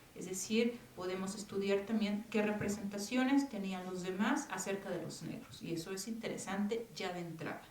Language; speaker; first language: Spanish; native; Spanish